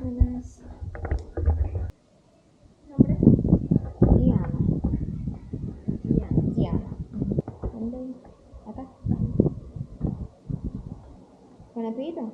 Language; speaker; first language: Spanish; non-native, learner; Russian